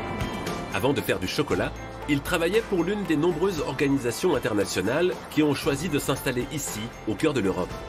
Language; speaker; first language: French; native; French